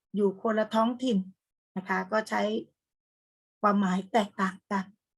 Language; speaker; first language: Thai; native; Thai